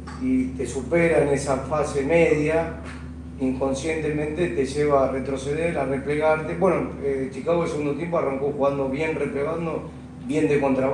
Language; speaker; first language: Spanish; native; Spanish